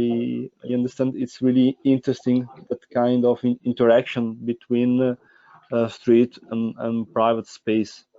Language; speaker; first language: English; non-native, fluent; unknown